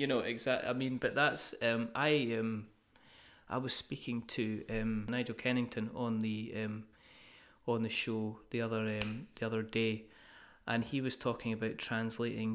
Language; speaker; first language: English; native; English